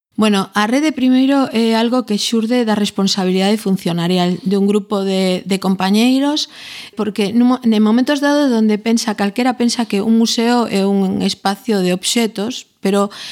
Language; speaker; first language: Galician; native; Galician